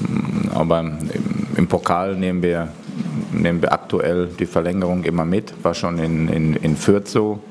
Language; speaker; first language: German; native; German